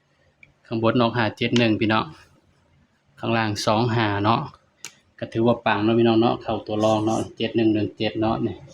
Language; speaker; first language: Thai; non-native, local second language; Lao